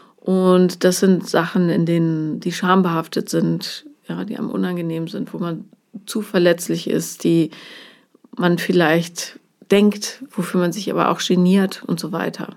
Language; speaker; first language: German; native; German